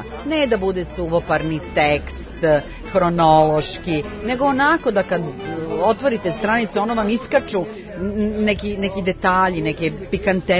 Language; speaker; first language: Serbian; native; Serbian